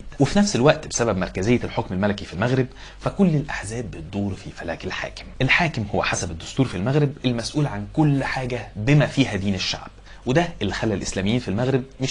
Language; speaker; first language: Arabic; native; Arabic